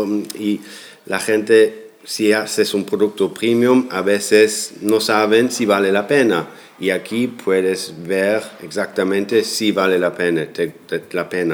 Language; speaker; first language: Spanish; non-native, fluent; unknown